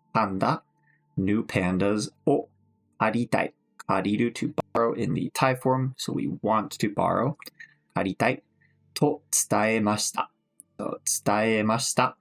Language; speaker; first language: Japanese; non-native, fluent; English